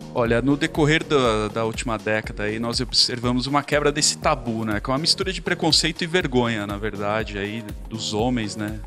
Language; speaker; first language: Portuguese; native; Portuguese